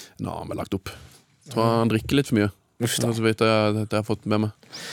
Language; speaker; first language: Norwegian; native; Norwegian